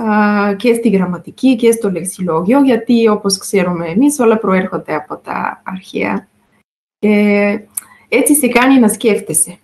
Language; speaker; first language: Greek; non-native, fluent; Bulgarian